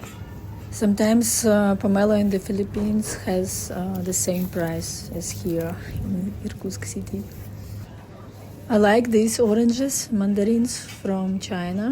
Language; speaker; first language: English; non-native, fluent; Russian